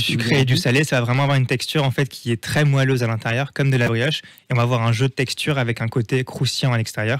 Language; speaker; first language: French; native; French